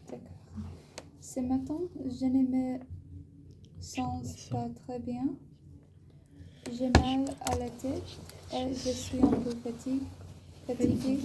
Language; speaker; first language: French; non-native, learner; Thai